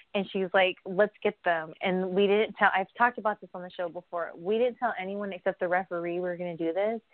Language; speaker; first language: English; native; English